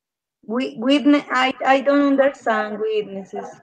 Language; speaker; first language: English; non-native, learner; Spanish